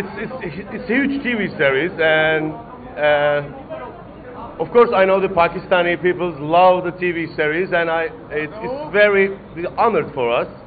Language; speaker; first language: English; non-native, learner; Turkish